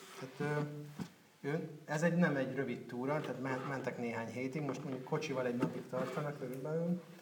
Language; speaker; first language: Hungarian; native; Hungarian